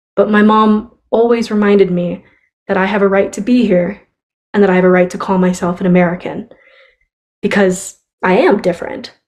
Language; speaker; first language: English; native; English